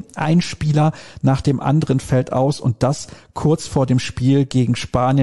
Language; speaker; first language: German; native; German